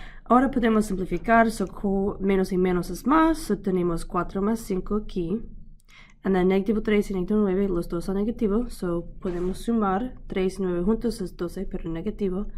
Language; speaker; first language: Spanish; non-native, learner; English